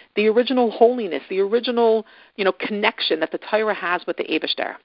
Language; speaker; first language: English; native; English